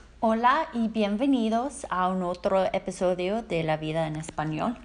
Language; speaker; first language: Spanish; non-native, fluent; English